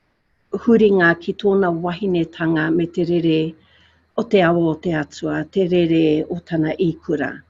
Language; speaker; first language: Māori; non-native, local second language; English